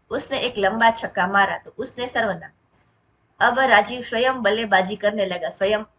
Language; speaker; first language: Hindi; non-native, local second language; Gujarati